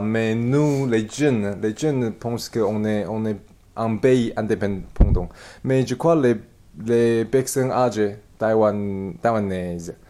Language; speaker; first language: French; non-native, learner; Chinese